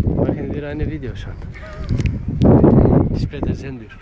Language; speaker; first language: German; non-native, learner; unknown